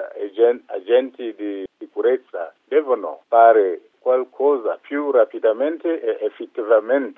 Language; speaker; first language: Italian; non-native, fluent; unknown